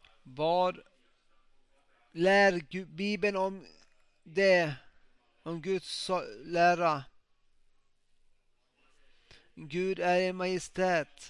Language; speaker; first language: Swedish; non-native, local second language; Finnish